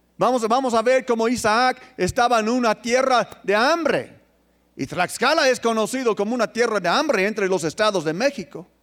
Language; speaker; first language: Spanish; non-native, fluent; English